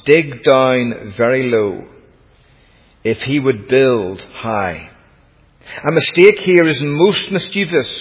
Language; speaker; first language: English; native; English